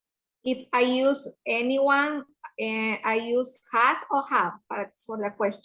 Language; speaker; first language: English; non-native, learner; Spanish